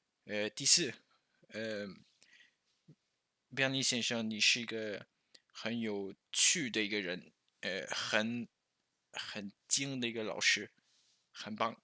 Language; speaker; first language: Chinese; early bilingual, heritage; Chinese